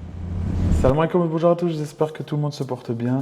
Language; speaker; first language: French; native; French